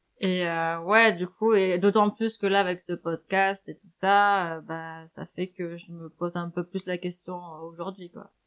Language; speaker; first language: French; early bilingual, other home language; Malagasy